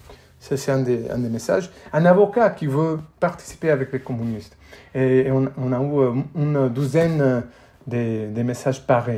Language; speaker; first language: French; non-native, fluent; English